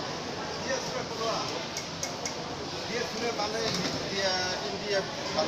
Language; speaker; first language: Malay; non-native, local second language; Bangla